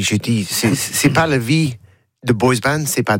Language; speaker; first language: French; non-native, learner; English